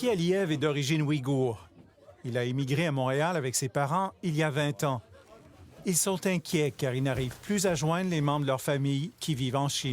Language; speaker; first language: French; native; French